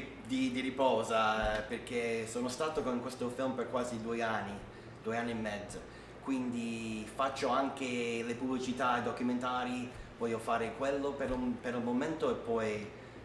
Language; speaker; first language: Italian; non-native, learner; English